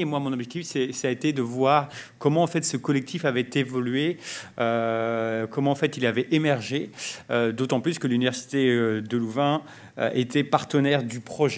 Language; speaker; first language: French; native; French